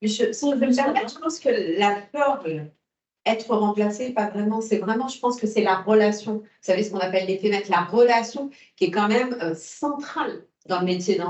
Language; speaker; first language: French; native; French